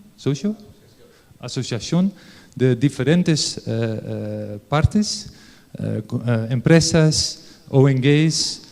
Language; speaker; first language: Spanish; non-native, learner; Dutch